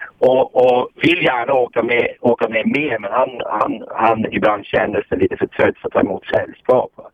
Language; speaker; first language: Swedish; early bilingual, other home language; English